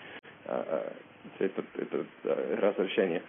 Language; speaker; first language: Russian; non-native, learner; English